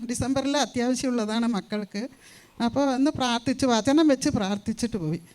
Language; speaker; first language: Malayalam; non-native, local second language; Tamil